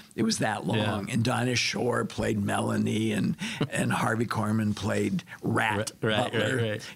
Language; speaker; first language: English; native; English